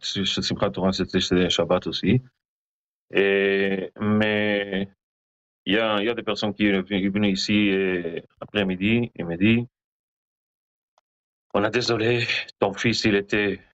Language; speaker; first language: French; non-native, learner; Hebrew